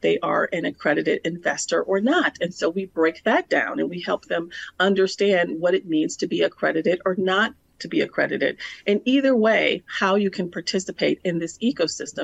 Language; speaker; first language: English; native; English